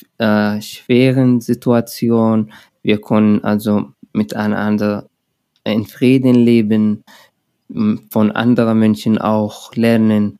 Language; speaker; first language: German; non-native, learner; Arabic